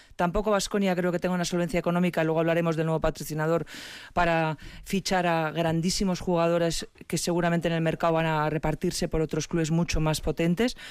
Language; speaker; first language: Spanish; native; Spanish